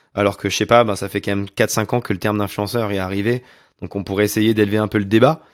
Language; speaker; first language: French; native; French